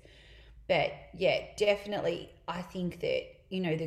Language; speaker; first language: English; native; English